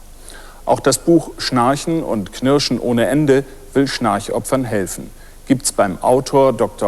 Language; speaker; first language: German; native; German